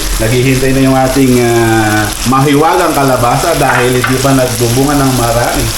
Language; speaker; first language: Filipino; native; Filipino